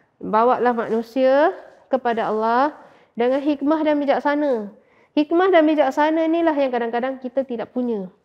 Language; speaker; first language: Malay; native; Malay